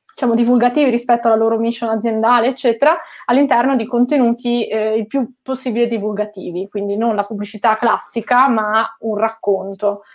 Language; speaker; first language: Italian; native; Italian